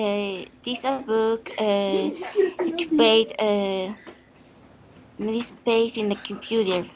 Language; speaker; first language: English; non-native, learner; Spanish